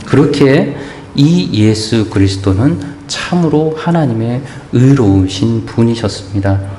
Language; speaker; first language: Korean; native; Korean